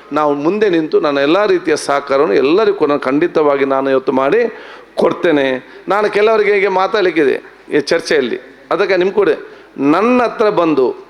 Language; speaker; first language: Kannada; non-native, local second language; Malayalam